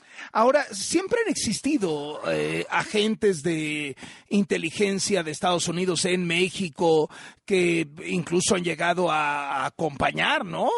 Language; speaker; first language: Spanish; native; Spanish